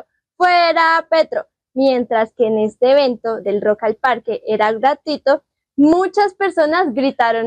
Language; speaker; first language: Spanish; native; Spanish